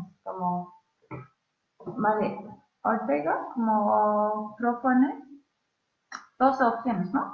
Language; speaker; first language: Spanish; non-native, learner; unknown